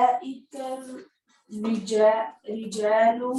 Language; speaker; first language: Arabic; non-native, learner; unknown